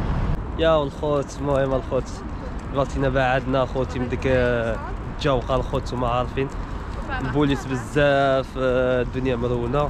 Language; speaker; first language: Arabic; native; Arabic